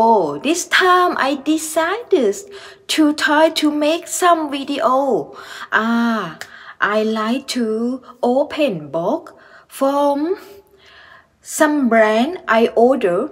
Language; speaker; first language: English; non-native, learner; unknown